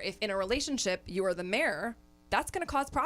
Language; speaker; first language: English; native; English